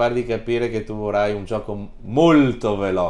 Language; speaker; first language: Italian; native; Italian